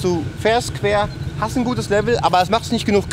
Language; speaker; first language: German; native; German